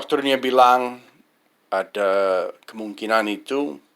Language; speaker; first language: Indonesian; non-native, fluent; English